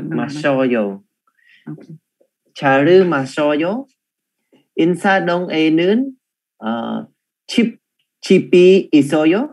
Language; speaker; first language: Korean; non-native, learner; Khmer